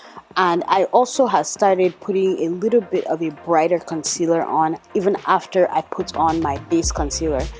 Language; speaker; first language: English; native; English